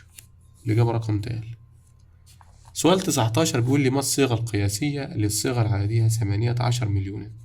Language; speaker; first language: Arabic; native; Arabic